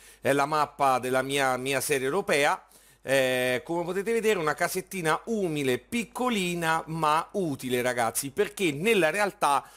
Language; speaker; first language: Italian; native; Italian